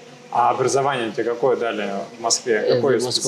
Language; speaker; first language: Russian; native; Russian